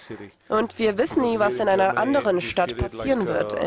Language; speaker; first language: German; non-native, fluent; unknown